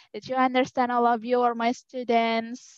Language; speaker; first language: English; non-native, learner; Indonesian